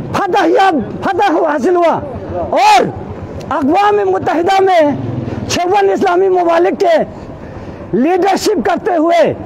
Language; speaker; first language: Urdu; non-native, local second language; Balti